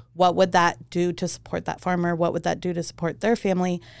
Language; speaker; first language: English; early bilingual, heritage; German